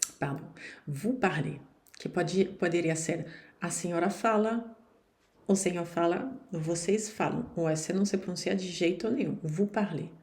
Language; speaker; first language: Portuguese; non-native, fluent; French